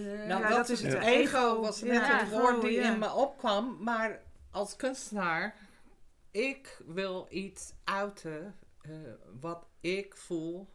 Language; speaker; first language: Dutch; non-native, fluent; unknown